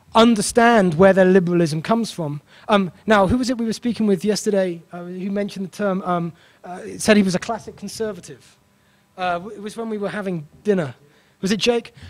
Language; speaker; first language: English; native; English